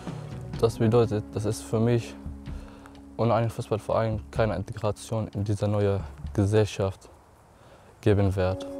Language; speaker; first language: German; non-native, learner; Arabic